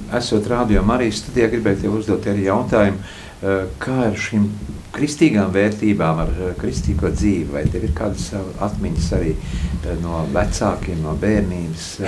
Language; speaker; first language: Latvian; native; Latvian